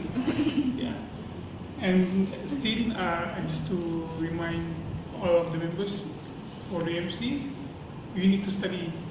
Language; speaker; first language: English; non-native, local second language; Malay